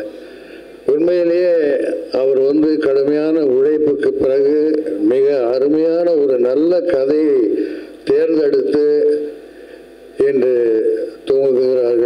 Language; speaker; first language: Tamil; native; Tamil